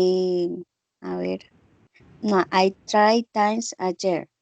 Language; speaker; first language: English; non-native, learner; Spanish